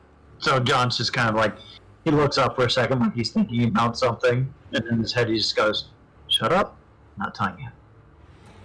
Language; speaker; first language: English; native; English